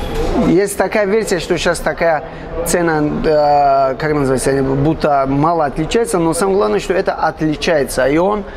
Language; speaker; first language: Russian; non-native, fluent; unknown